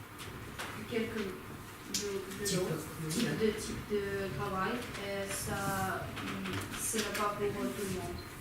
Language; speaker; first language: French; non-native, learner; Ukrainian